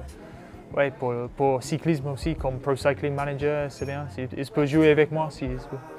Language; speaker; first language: French; non-native, learner; English